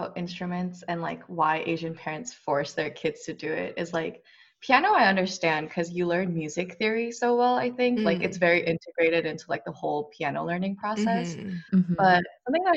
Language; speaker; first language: English; native; English